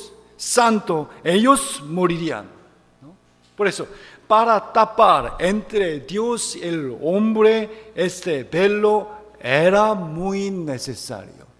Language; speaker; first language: Spanish; non-native, fluent; Korean